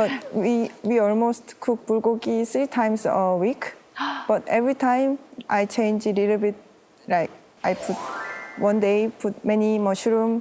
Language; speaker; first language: English; non-native, learner; Korean